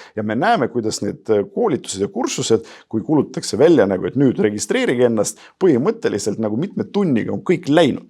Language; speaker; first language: Estonian; non-native, local second language; Russian